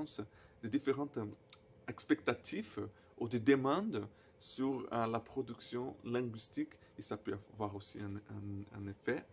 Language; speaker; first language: French; non-native, fluent; Portuguese